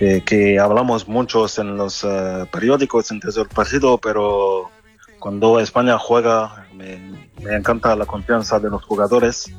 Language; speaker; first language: Spanish; non-native, fluent; French